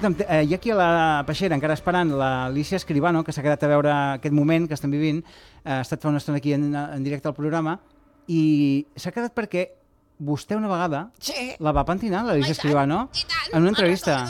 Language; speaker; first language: Catalan; native; Catalan